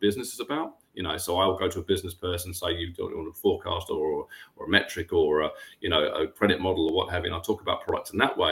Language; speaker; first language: English; native; English